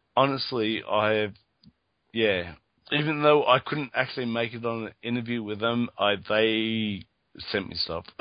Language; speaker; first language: English; native; English